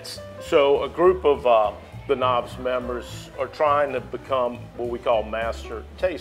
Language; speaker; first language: English; native; English